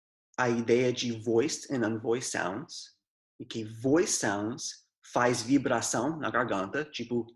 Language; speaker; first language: Portuguese; non-native, fluent; English